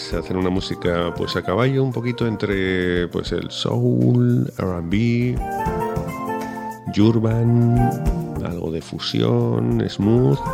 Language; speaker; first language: Spanish; native; Spanish